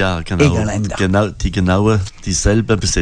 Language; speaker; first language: German; non-native, local second language; French